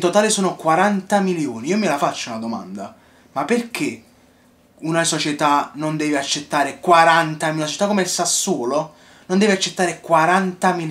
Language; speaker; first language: Italian; native; Italian